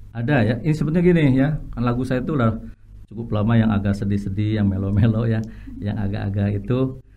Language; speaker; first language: Indonesian; native; Indonesian